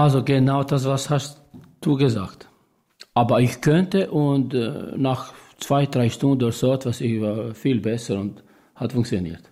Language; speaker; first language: German; non-native, learner; Albanian